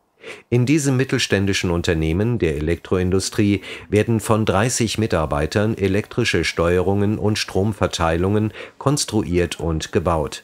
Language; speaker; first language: German; native; German